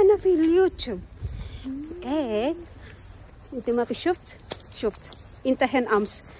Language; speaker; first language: Arabic; non-native, learner; Filipino